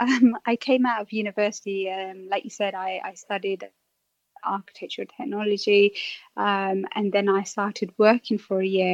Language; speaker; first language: English; native; English